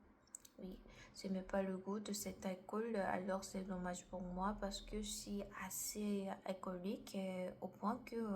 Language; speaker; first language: French; non-native, learner; Korean